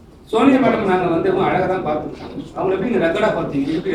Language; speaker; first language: Tamil; native; Tamil